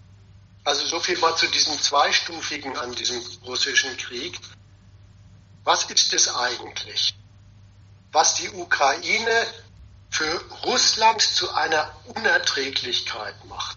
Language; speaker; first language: German; native; German